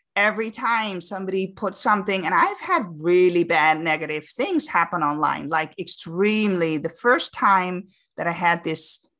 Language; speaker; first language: English; non-native, fluent; Dutch